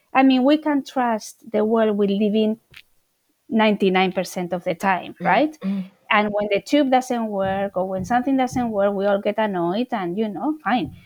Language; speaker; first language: English; non-native, fluent; Spanish